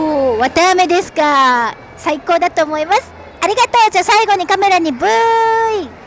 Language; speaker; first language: Japanese; native; Japanese